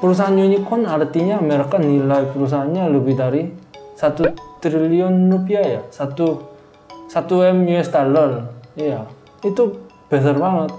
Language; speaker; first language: Indonesian; non-native, fluent; Korean